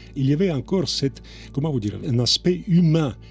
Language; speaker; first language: French; non-native, fluent; Russian